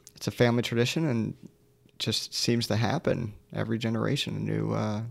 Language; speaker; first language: English; native; English